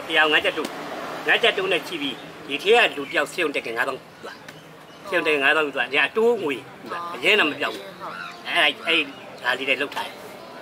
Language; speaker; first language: Burmese; native; Burmese